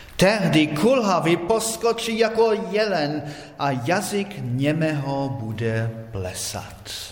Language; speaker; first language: Czech; non-native, fluent; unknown